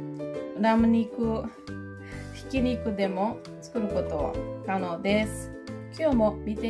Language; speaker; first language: Japanese; non-native, fluent; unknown